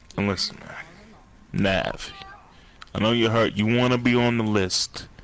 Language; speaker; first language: English; native; English